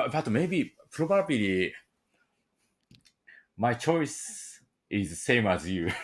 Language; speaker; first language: English; non-native, learner; Japanese